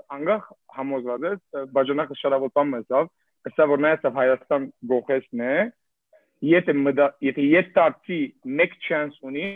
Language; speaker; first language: Armenian; early bilingual, heritage; Armenian